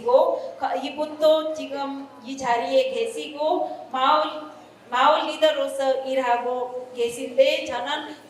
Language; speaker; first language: Korean; non-native, learner; Hindi